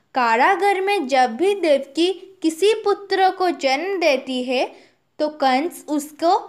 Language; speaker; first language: Hindi; non-native, local second language; Odia